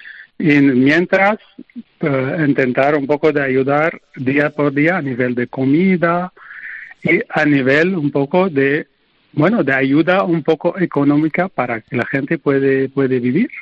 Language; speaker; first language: Spanish; non-native, fluent; Arabic